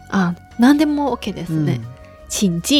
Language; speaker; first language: Japanese; non-native, fluent; Chinese